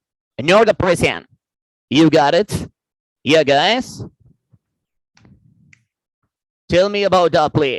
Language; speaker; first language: English; non-native, fluent; Spanish